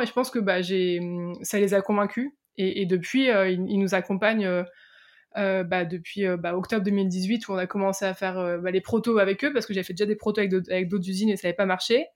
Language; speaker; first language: French; native; French